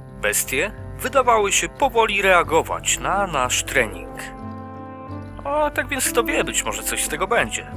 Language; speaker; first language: Polish; native; Polish